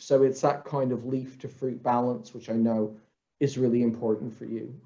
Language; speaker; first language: English; native; English